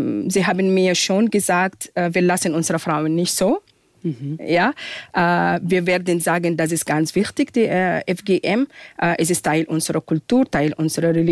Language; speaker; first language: German; non-native, fluent; Arabic